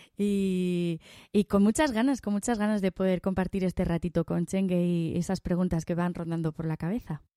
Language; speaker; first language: Spanish; native; Spanish